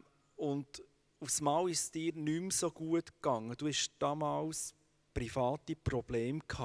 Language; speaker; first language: German; native; German